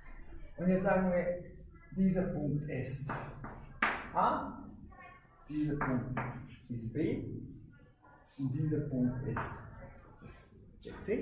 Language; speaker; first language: German; non-native, fluent; Hungarian